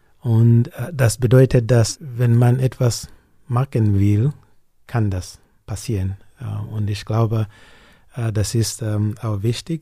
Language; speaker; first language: German; non-native, learner; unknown